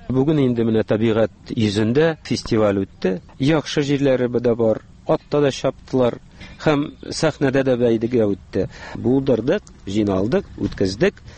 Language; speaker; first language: Tatar; early bilingual, heritage; Tatar